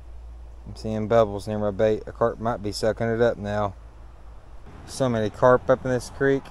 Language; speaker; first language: English; native; English